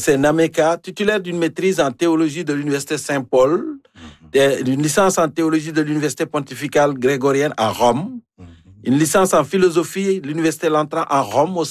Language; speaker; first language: French; native; French